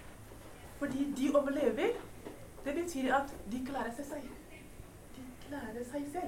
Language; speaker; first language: Norwegian; non-native, fluent; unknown